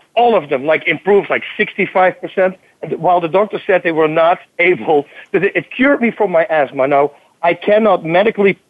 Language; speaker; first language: English; non-native, fluent; Dutch